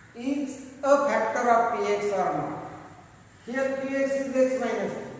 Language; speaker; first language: English; non-native, local second language; Marathi